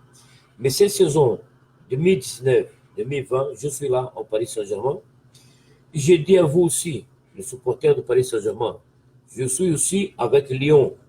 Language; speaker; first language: French; non-native, fluent; Portuguese